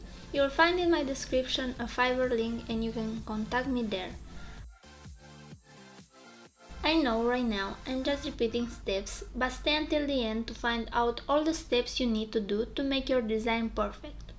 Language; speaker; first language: English; non-native, fluent; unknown